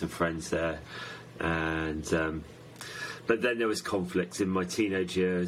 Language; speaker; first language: English; native; English